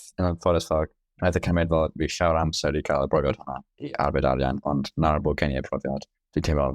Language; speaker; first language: Welsh; non-native, local second language; English